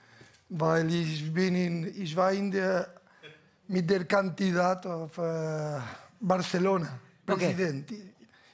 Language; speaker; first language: German; non-native, learner; Catalan